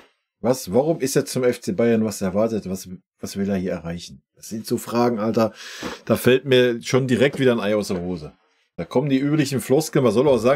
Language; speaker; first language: German; native; German